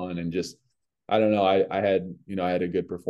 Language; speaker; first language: English; native; English